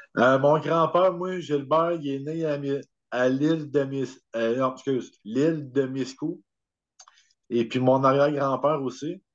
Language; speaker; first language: French; native; French